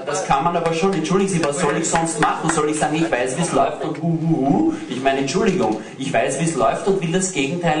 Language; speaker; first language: German; native; German